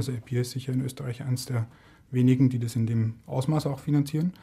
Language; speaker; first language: German; native; German